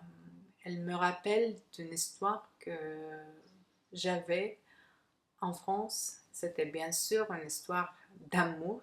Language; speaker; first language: French; non-native, fluent; Russian